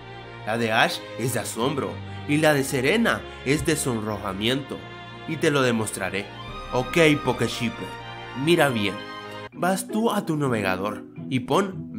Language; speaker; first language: Spanish; native; Spanish